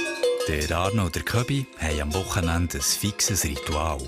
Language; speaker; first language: German; native; German